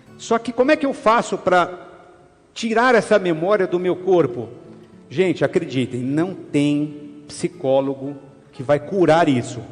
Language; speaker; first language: Portuguese; native; Portuguese